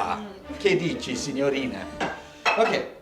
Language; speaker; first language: Italian; non-native, learner; English